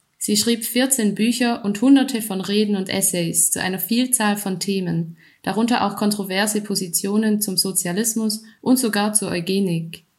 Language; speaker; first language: German; native; German